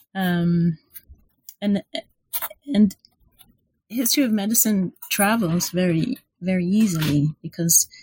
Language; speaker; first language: English; non-native, fluent; Hebrew